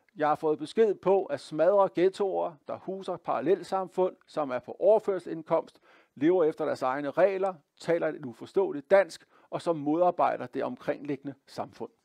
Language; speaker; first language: Danish; native; Danish